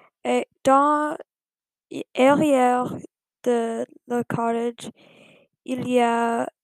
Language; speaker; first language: French; non-native, learner; English